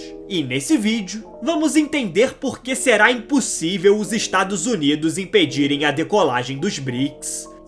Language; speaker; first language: Portuguese; native; Portuguese